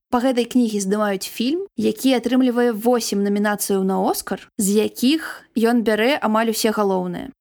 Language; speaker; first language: Belarusian; non-native, local second language; Russian